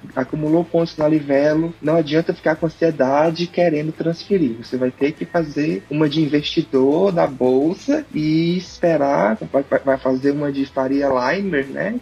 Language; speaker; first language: Portuguese; native; Portuguese